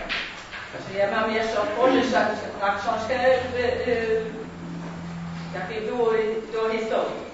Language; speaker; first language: Polish; non-native, learner; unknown